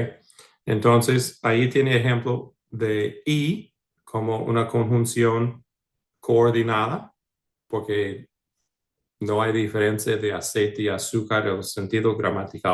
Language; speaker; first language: Spanish; non-native, fluent; English